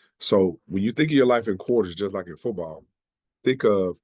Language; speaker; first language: English; native; English